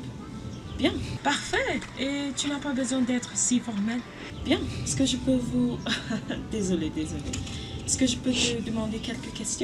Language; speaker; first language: French; non-native, learner; English